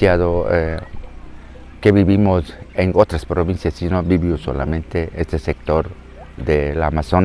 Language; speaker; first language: Spanish; non-native, local second language; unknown